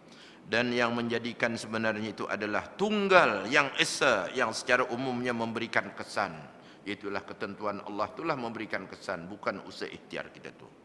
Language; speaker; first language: Malay; native; Malay